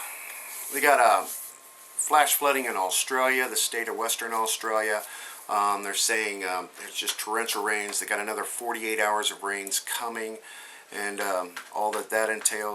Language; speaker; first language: English; native; English